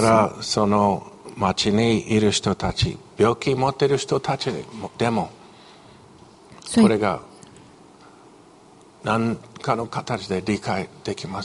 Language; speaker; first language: Japanese; non-native, fluent; English